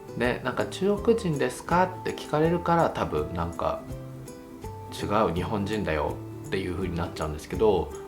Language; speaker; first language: Japanese; native; Japanese